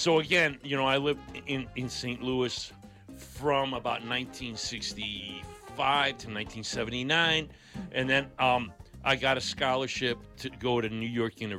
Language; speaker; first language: English; non-native, local second language; Greek